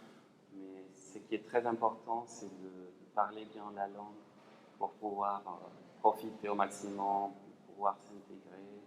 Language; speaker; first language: French; non-native, fluent; Spanish